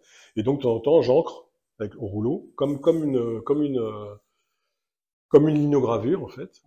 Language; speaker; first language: French; native; French